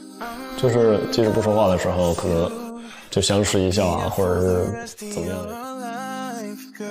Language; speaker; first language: Chinese; native; Chinese